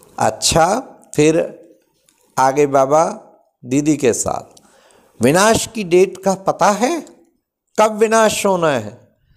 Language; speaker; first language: Hindi; native; Hindi